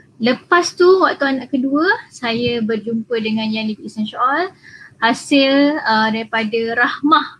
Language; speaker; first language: Malay; native; Malay